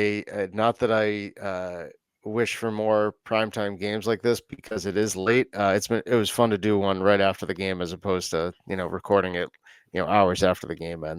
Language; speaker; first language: English; native; English